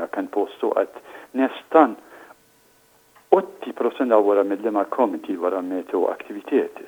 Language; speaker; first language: Swedish; non-native, fluent; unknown